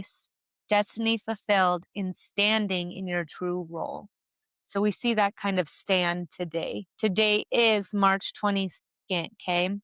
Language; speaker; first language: English; native; English